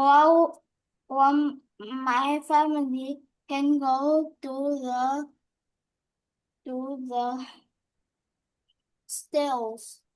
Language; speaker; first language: English; non-native, learner; Vietnamese